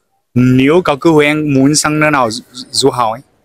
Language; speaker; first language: Vietnamese; non-native, learner; Chinese